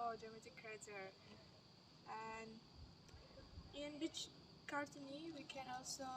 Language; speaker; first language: English; non-native, learner; Indonesian